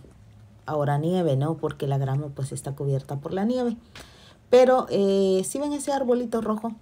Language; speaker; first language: Spanish; native; Spanish